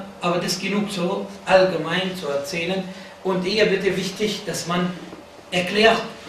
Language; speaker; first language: German; non-native, fluent; Arabic